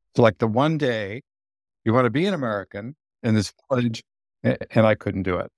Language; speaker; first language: English; native; English